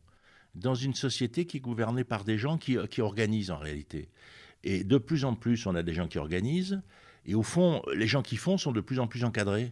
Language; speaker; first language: French; native; French